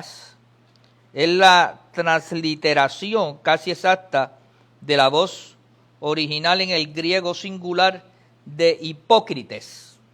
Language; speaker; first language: Spanish; native; Spanish